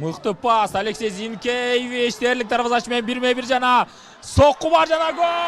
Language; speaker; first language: Kyrgyz; native; Kyrgyz